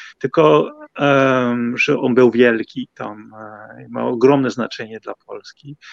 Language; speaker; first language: Polish; non-native, fluent; Dutch